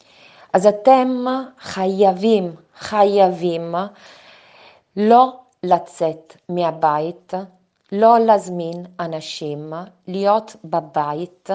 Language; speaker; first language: Hebrew; non-native, fluent; Italian